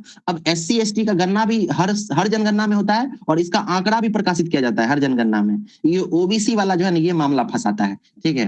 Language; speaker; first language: Hindi; native; Hindi